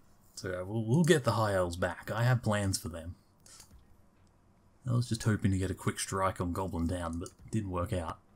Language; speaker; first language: English; native; English